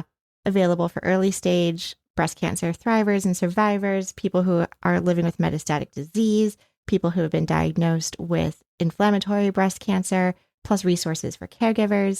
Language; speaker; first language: English; native; English